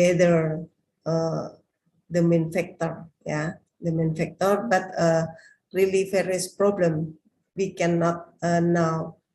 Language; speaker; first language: English; non-native, learner; Indonesian